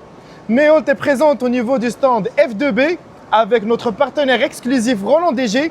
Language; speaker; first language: French; non-native, local second language; Arabic